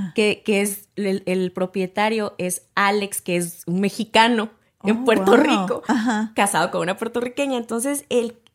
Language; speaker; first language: Spanish; native; Spanish